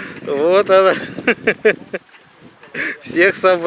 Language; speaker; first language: Russian; native; Russian